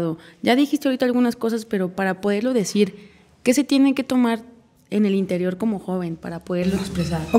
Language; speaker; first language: Spanish; native; Spanish